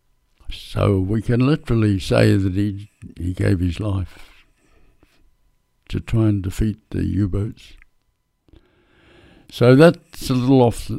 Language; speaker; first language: English; native; English